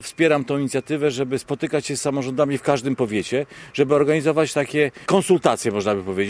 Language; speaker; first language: Polish; native; Polish